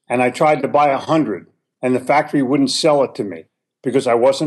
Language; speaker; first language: English; native; English